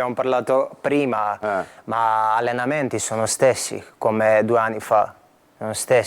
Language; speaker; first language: Italian; non-native, fluent; Croatian